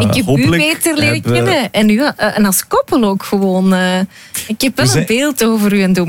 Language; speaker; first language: Dutch; native; Dutch